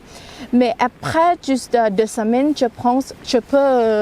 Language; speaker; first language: French; non-native, learner; Thai